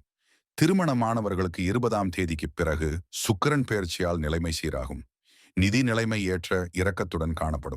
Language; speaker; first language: Tamil; native; Tamil